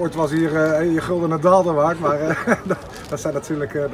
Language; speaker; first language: Dutch; native; Dutch